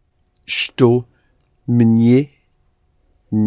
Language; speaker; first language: Russian; non-native, learner; English